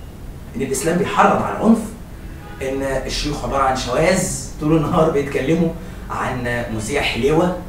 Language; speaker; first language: Arabic; native; Arabic